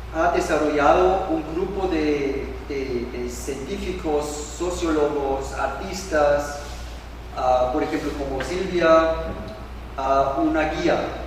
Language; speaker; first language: Spanish; non-native, learner; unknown